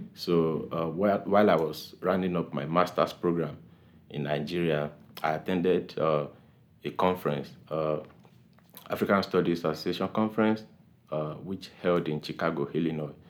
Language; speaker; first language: English; non-native, local second language; Yoruba